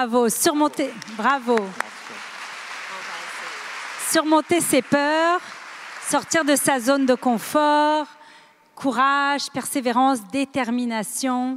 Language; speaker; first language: French; native; French